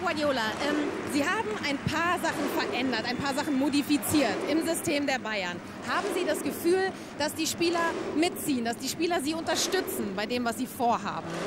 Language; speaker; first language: German; native; German